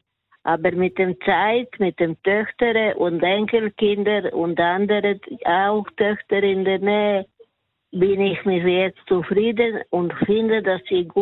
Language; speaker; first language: German; non-native, learner; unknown